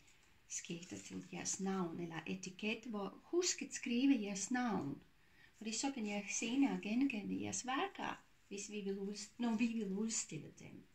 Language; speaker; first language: Danish; non-native, fluent; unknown